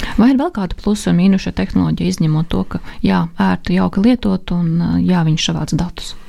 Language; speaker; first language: Latvian; native; Latvian